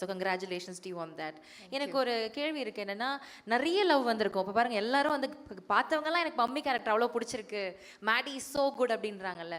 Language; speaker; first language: Tamil; native; Tamil